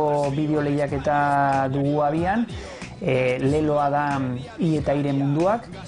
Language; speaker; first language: Basque; native; Basque